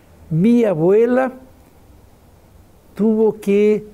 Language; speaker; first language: Spanish; non-native, fluent; Portuguese